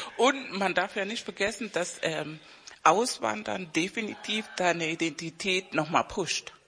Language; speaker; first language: German; non-native, fluent; Spanish